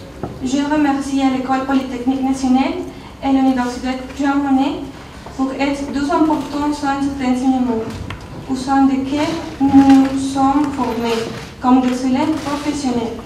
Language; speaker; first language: French; non-native, learner; Spanish